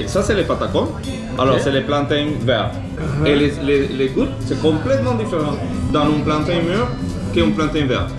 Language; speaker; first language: French; non-native, learner; Spanish